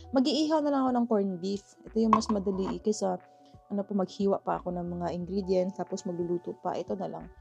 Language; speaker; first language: Filipino; native; Filipino